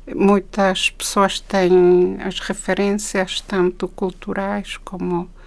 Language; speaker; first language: Portuguese; non-native, fluent; Czech